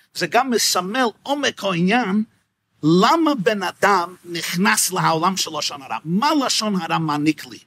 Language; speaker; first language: Hebrew; non-native, fluent; English